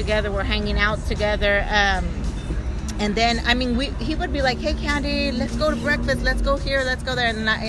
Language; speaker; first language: English; native; English